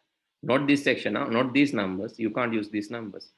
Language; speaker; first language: English; non-native, local second language; Sinhala